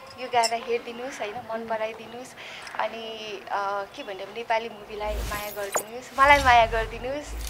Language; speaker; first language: Nepali; non-native, local second language; Newari